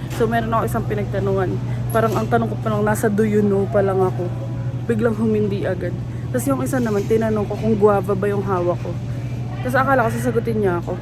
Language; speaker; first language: Filipino; native; Filipino